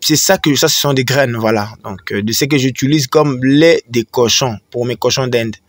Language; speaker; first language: French; non-native, local second language; Swahili